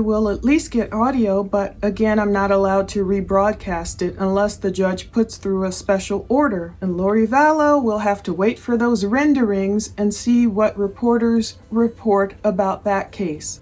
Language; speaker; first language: English; native; English